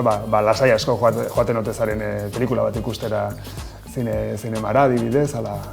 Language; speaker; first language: Basque; native; Basque